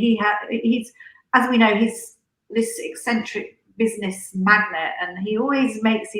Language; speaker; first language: English; native; English